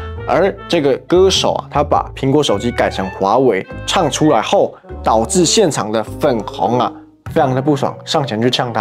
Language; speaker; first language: Chinese; native; Chinese